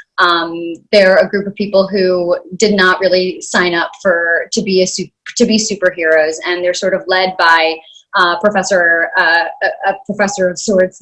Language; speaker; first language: English; early bilingual, other home language; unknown